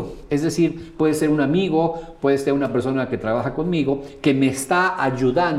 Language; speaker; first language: Spanish; native; Spanish